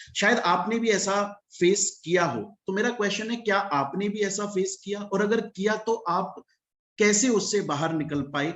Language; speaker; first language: Hindi; native; Hindi